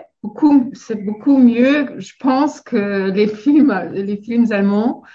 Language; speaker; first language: French; non-native, fluent; German